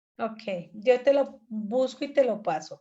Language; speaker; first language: Spanish; native; Spanish